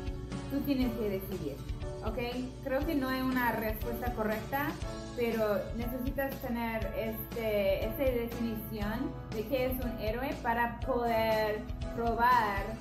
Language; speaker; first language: Spanish; non-native, fluent; English